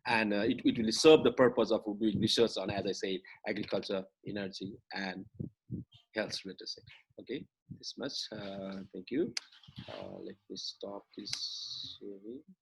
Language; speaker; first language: English; non-native, local second language; Nepali